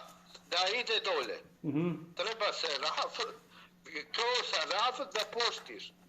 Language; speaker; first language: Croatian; non-native, learner; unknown